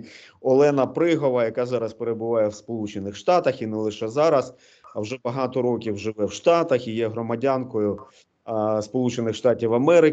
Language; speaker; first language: Ukrainian; native; Ukrainian